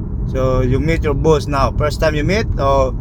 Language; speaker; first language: English; non-native, learner; Nepali